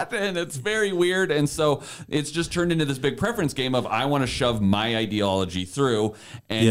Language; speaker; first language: English; native; English